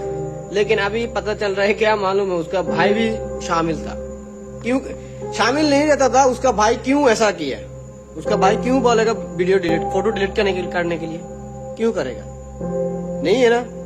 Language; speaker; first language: Hindi; non-native, fluent; Bangla